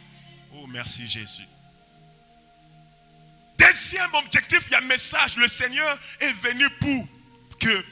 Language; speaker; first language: French; non-native, local second language; Lingala